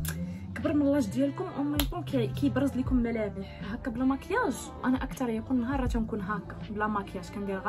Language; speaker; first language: Arabic; native; Arabic